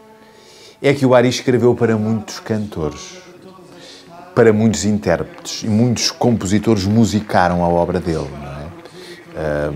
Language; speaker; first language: Portuguese; native; Portuguese